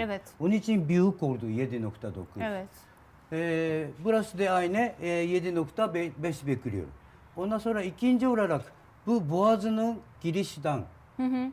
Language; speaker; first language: Turkish; non-native, learner; Japanese